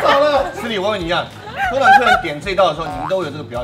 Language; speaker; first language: Chinese; native; Chinese